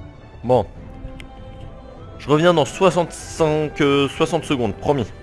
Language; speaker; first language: French; native; French